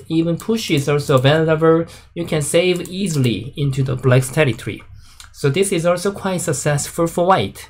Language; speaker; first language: English; non-native, fluent; Korean